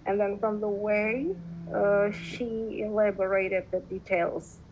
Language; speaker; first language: English; non-native, fluent; Indonesian